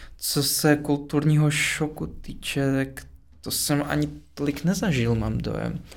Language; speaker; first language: Czech; non-native, fluent; Russian